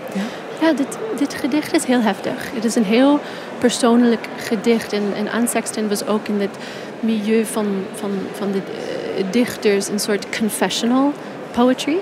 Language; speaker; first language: Dutch; non-native, fluent; English